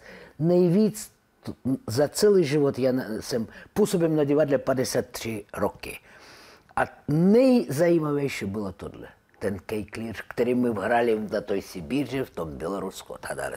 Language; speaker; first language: Czech; non-native, learner; Russian